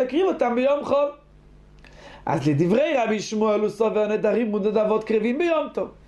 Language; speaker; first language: Hebrew; native; Hebrew